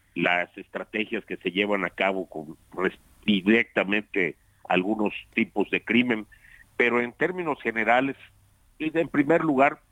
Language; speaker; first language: Spanish; native; Spanish